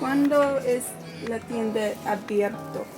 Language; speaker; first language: Spanish; non-native, learner; English